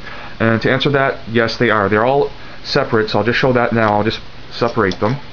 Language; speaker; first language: English; native; English